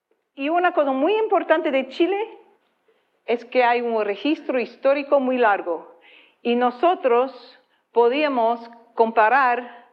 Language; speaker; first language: Spanish; non-native, fluent; English